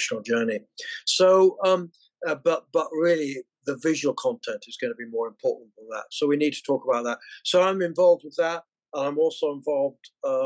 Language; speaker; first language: English; native; English